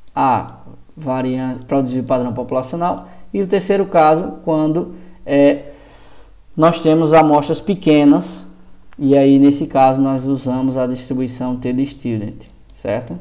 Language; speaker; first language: Portuguese; native; Portuguese